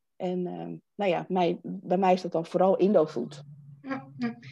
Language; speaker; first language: Dutch; native; Dutch